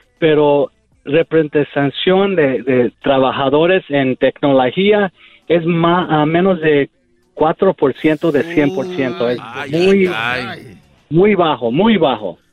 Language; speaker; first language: Spanish; early bilingual, heritage; Spanish